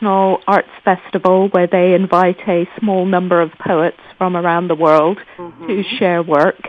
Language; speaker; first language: English; non-native, local second language; Gujarati